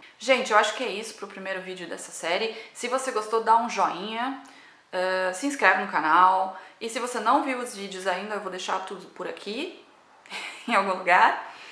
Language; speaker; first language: Portuguese; native; Portuguese